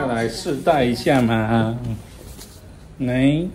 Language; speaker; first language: Chinese; native; Chinese